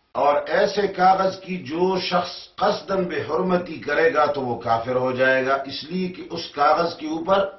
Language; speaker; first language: Urdu; non-native, local second language; Pashto